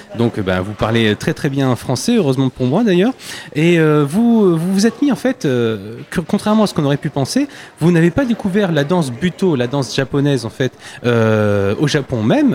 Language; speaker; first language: French; native; French